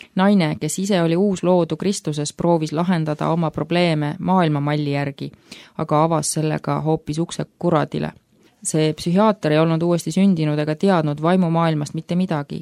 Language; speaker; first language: Estonian; native; Estonian